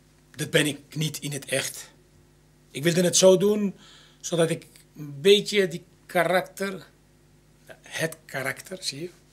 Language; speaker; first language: Dutch; non-native, local second language; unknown